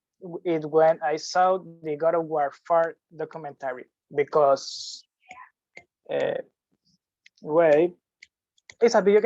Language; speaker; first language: English; non-native, learner; Spanish